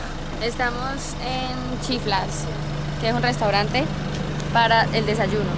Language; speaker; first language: Spanish; native; Spanish